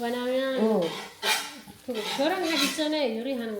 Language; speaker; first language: Korean; non-native, fluent; German